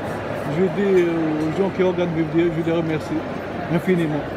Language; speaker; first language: French; non-native, local second language; Arabic